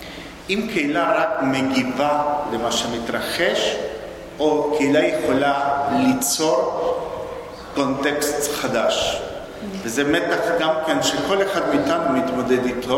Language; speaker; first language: Hebrew; non-native, fluent; Spanish